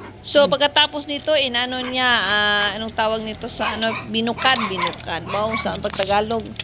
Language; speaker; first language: Filipino; non-native, local second language; Cebuano